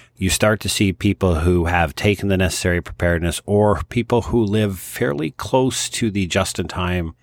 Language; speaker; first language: English; native; English